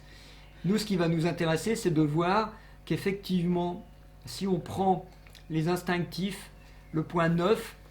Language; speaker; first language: French; native; French